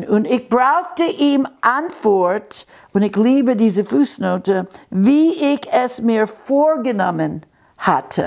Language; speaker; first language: German; non-native, fluent; English